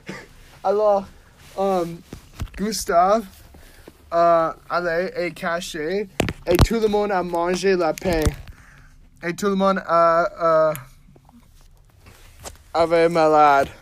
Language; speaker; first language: French; non-native, learner; English